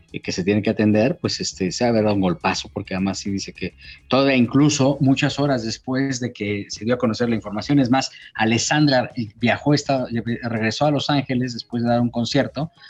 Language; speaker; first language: Spanish; native; Spanish